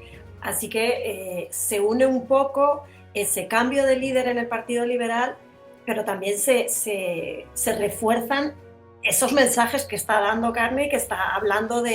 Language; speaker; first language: Spanish; native; Spanish